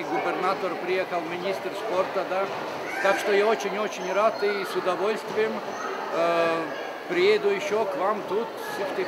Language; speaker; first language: Russian; non-native, fluent; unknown